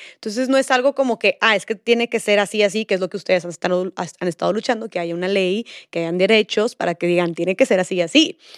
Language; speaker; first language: Spanish; native; Spanish